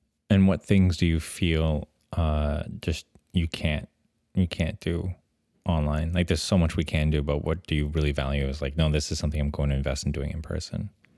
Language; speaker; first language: English; early bilingual, other home language; French